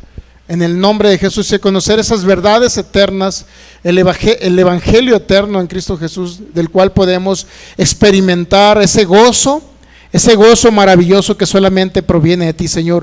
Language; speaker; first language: Spanish; native; Spanish